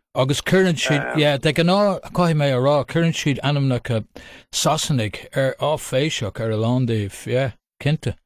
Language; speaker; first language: Irish; non-native, local second language; English